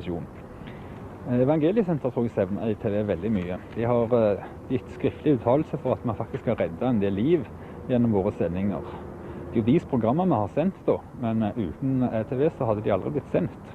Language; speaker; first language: Norwegian; native; Norwegian